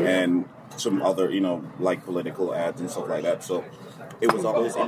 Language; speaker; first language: English; non-native, local second language; Jamaican Creole English